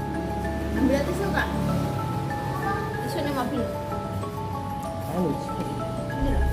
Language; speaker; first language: Indonesian; non-native, local second language; Javanese